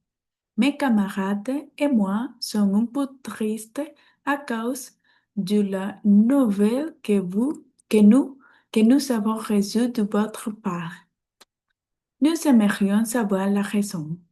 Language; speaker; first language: French; non-native, learner; Spanish